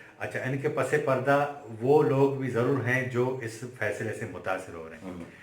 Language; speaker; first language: Urdu; non-native, local second language; Sindhi